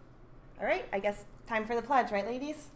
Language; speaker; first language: English; native; English